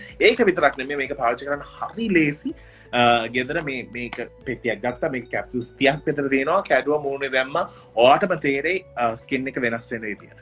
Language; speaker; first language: Sinhala; non-native, local second language; Tamil